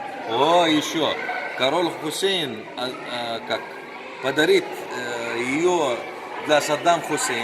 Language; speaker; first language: Russian; non-native, learner; Arabic